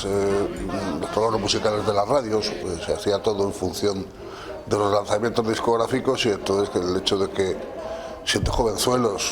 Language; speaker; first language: Spanish; native; Spanish